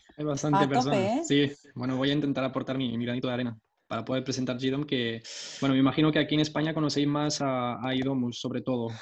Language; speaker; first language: Spanish; non-native, fluent; French